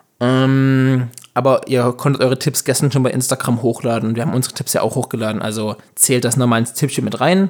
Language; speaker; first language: German; native; German